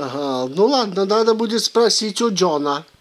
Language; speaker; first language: Russian; early bilingual, heritage; Russian